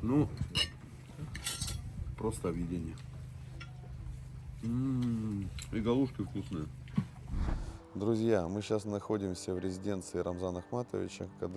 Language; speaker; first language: Russian; native; Russian